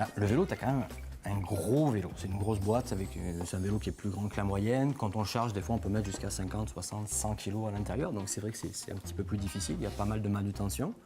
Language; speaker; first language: French; native; French